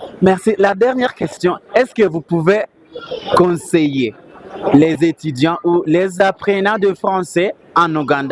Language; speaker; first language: French; non-native, fluent; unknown